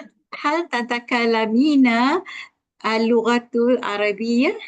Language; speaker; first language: Arabic; non-native, learner; Malay